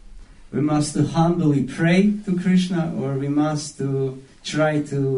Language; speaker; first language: English; non-native, learner; Russian